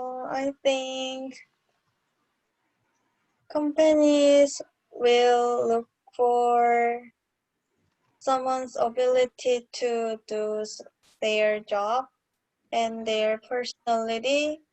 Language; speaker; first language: English; non-native, learner; Korean